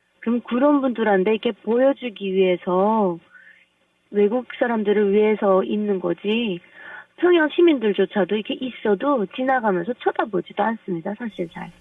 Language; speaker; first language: Korean; native; Korean